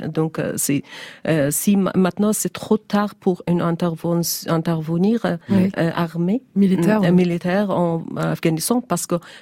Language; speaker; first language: French; non-native, learner; Persian